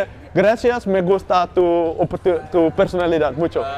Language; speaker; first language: Spanish; non-native, learner; Dutch